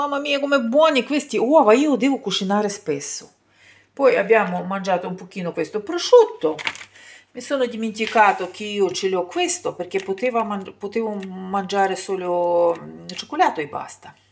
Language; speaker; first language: Italian; non-native, fluent; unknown